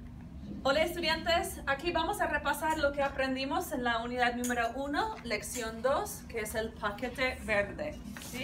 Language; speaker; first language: Spanish; non-native, fluent; English